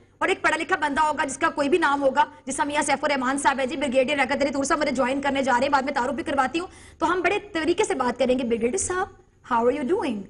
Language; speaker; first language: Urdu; native; Urdu